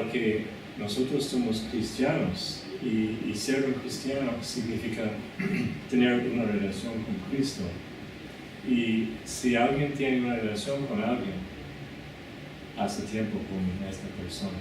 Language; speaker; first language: Spanish; non-native, fluent; English